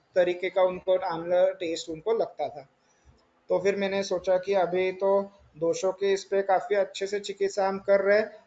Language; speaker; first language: Hindi; non-native, local second language; Marathi